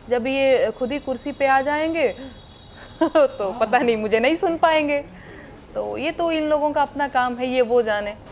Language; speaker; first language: Hindi; non-native, local second language; Bhojpuri